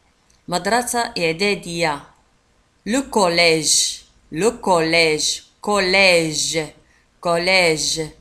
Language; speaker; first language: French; non-native, local second language; Arabic